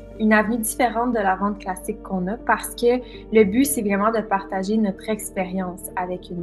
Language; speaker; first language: French; native; French